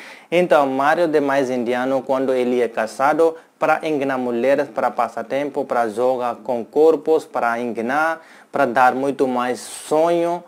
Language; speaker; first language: Portuguese; non-native, learner; Hindi